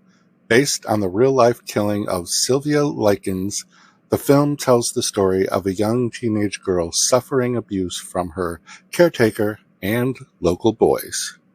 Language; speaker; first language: English; native; English